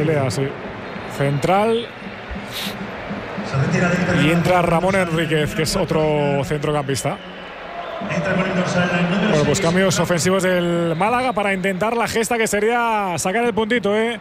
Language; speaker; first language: Spanish; native; Spanish